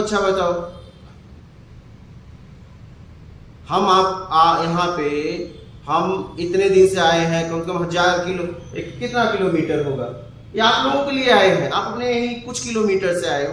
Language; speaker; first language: Hindi; native; Hindi